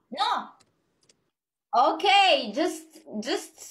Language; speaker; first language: English; non-native, learner; Croatian